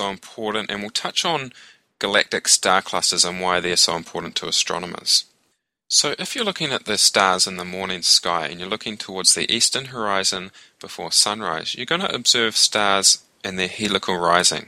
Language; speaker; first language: English; native; English